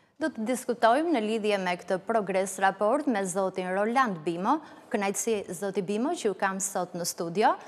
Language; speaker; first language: Albanian; native; Albanian